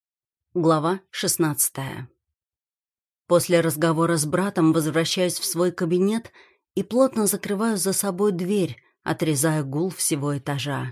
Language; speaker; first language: Russian; native; Russian